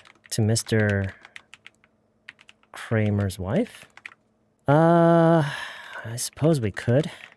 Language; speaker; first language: English; non-native, fluent; Korean